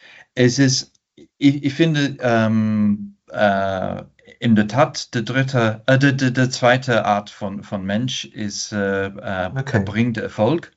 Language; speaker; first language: German; non-native, fluent; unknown